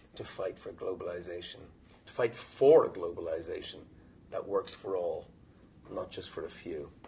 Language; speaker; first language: English; native; English